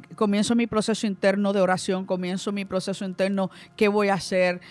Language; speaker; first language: Spanish; native; Spanish